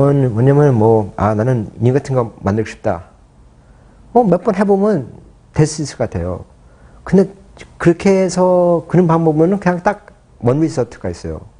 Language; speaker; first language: Korean; early bilingual, heritage; Korean